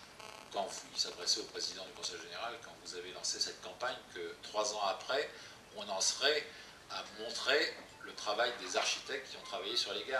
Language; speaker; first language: French; native; French